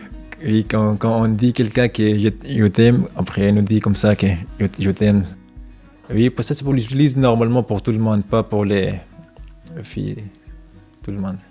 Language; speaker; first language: French; non-native, learner; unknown